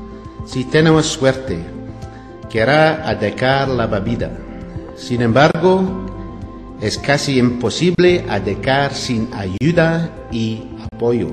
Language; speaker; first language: Spanish; non-native, learner; English